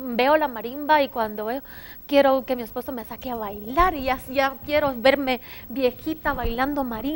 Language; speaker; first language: Spanish; native; Spanish